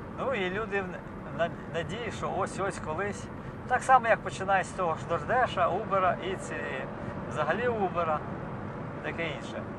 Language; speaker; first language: Ukrainian; non-native, local second language; Russian